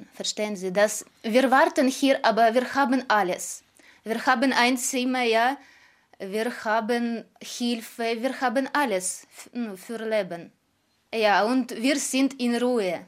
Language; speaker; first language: German; non-native, learner; Russian